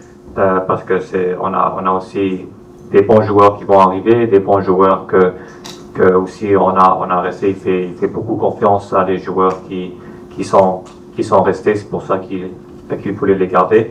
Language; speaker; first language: French; non-native, fluent; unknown